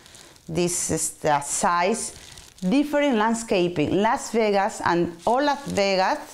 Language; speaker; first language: English; non-native, learner; Spanish